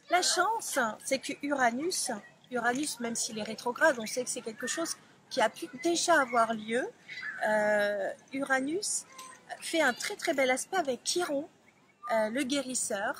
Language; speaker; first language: French; native; French